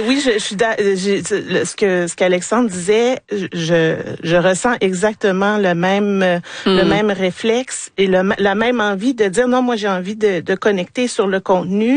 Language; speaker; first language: French; native; French